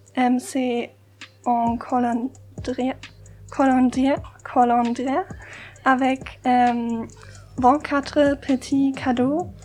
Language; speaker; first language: French; non-native, learner; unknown